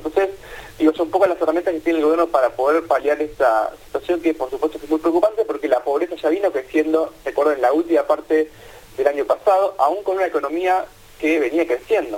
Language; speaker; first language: Spanish; native; Spanish